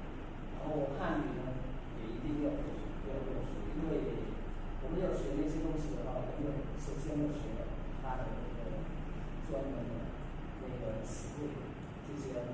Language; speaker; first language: Chinese; non-native, fluent; Lao